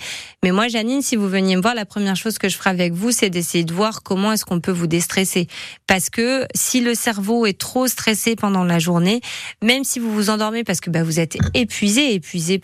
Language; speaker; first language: French; native; French